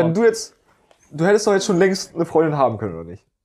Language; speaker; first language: German; native; German